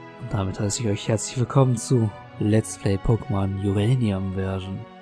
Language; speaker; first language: German; native; German